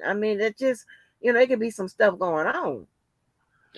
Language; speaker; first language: English; native; English